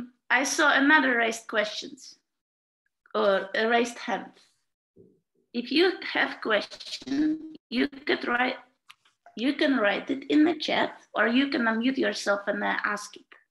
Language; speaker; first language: English; non-native, fluent; Latvian